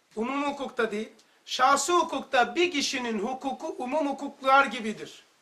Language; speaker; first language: Turkish; native; Turkish